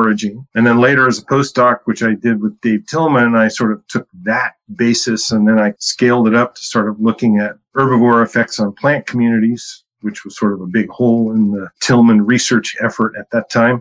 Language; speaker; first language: English; native; English